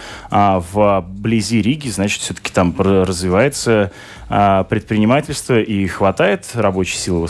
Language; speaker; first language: Russian; native; Russian